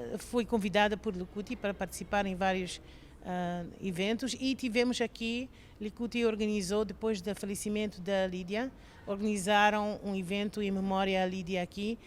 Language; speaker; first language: Portuguese; non-native, fluent; English